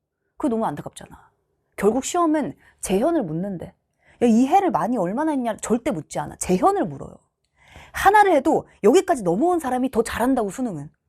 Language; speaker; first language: Korean; native; Korean